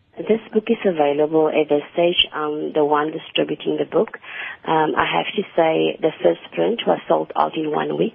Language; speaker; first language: English; non-native, local second language; Afrikaans